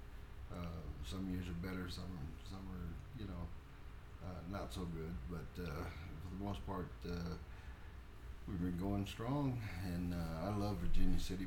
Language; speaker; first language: English; native; English